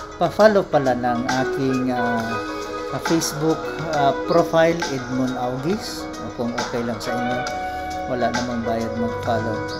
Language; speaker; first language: Filipino; non-native, local second language; Cebuano